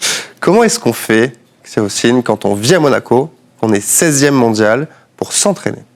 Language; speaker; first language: French; native; French